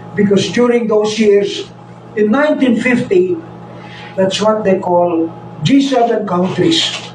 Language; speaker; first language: English; non-native, local second language; Filipino